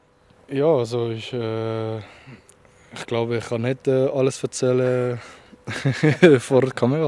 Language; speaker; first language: German; non-native, local second language; French